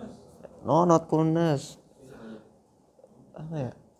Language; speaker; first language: English; non-native, learner; Indonesian